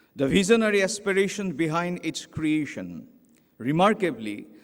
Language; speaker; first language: English; non-native, local second language; Assamese